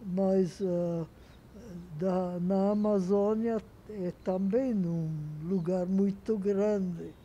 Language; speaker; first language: Portuguese; non-native, fluent; Hungarian